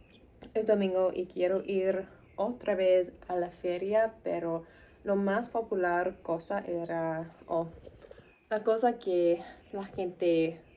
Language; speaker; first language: Spanish; non-native, learner; English